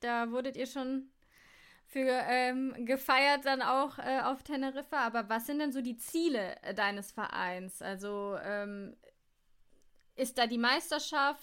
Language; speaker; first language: German; native; German